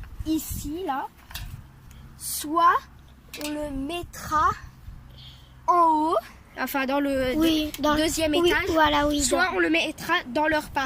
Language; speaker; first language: French; native; French